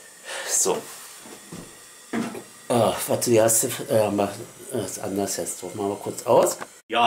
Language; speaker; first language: German; native; German